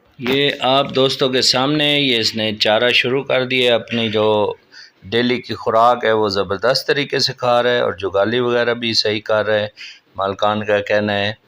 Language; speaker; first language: Urdu; non-native, local second language; Punjabi